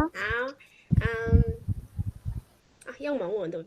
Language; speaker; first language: Chinese; non-native, fluent; Mongolian